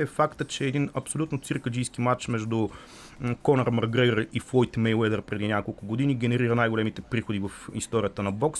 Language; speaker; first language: Bulgarian; native; Bulgarian